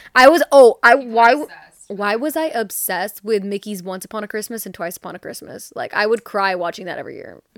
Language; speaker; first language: English; early bilingual, other home language; Hindi